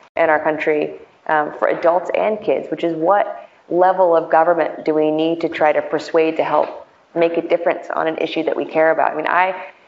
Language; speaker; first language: English; native; English